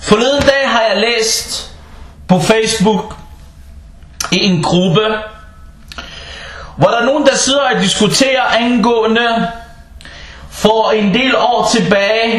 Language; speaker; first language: Danish; non-native, fluent; Arabic